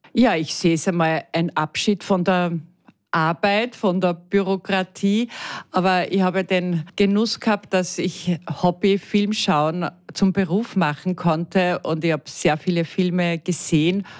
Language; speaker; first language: German; native; German